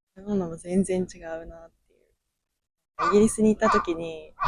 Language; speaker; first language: Japanese; early bilingual, other home language; English